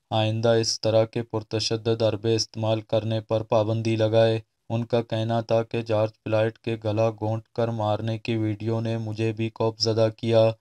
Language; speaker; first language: Urdu; non-native, local second language; Baluchi